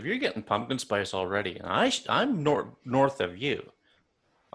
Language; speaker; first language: English; native; English